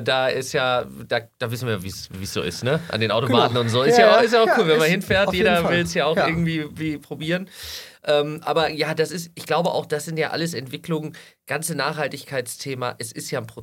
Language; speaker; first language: German; native; German